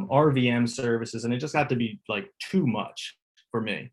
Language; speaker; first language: English; native; English